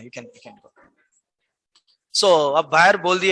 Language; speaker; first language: Hindi; non-native, local second language; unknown